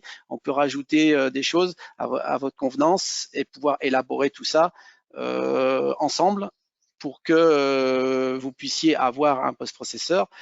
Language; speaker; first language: French; native; French